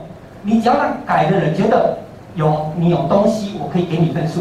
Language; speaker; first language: Chinese; native; Chinese